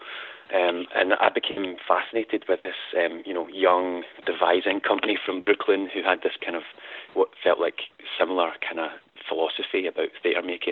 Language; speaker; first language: English; native; English